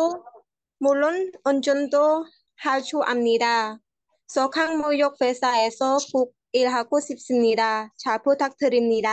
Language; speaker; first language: Korean; non-native, learner; Khmer